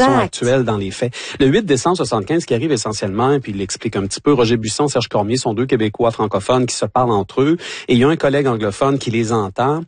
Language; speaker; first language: French; native; French